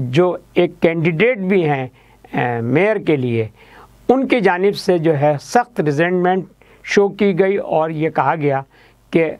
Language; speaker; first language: Urdu; native; Urdu